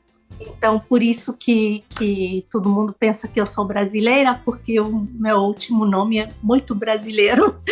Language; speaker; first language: Portuguese; non-native, local second language; Spanish